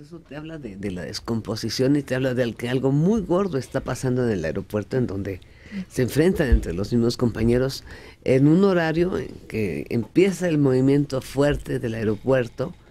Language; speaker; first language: Spanish; native; Spanish